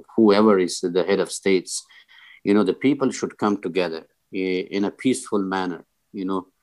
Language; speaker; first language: English; non-native, fluent; Persian